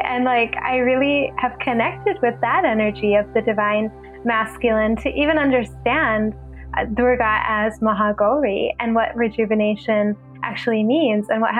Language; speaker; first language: English; native; English